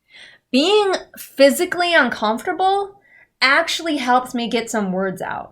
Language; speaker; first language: English; native; English